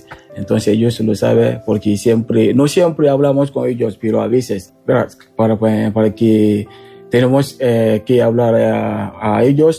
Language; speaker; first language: Spanish; non-native, learner; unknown